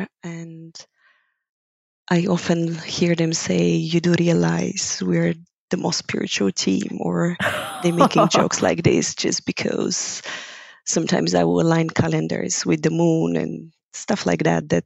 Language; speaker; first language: English; non-native, fluent; Bulgarian